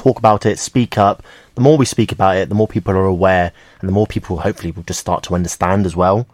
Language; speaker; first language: English; native; English